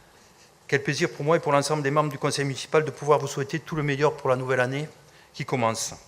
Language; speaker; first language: French; native; French